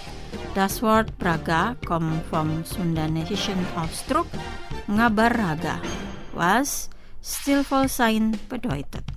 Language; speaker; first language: German; non-native, fluent; Indonesian